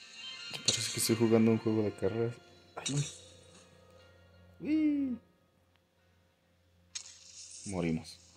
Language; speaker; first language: Spanish; native; Spanish